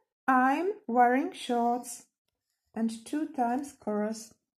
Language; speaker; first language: English; non-native, fluent; Czech